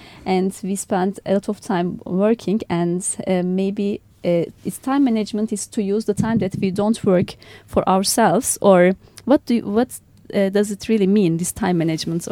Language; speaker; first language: English; non-native, fluent; Turkish